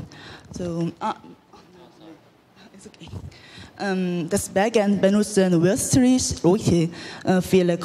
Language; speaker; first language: German; non-native, learner; Korean